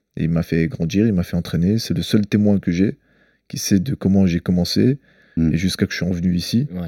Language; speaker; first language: French; early bilingual, other home language; Chechen